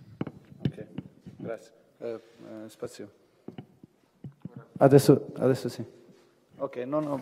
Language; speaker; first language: Italian; non-native, fluent; Portuguese